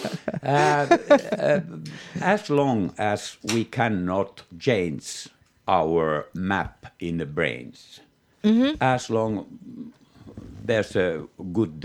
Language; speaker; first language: English; non-native, learner; Finnish